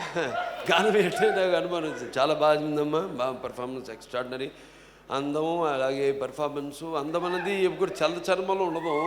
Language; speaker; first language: Telugu; native; Telugu